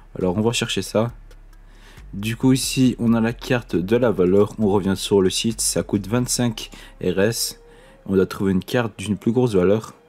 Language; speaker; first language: French; native; French